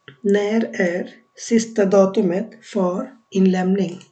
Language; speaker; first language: Swedish; non-native, learner; Bangla